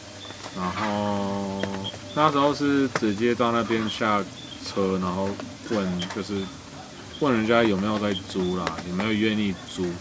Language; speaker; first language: Chinese; non-native, fluent; English